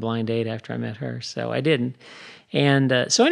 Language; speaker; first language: English; native; English